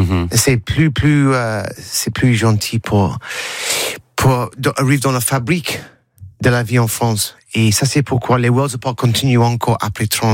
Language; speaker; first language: French; non-native, learner; English